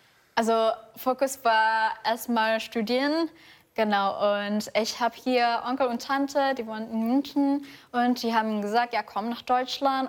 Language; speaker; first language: German; non-native, fluent; Indonesian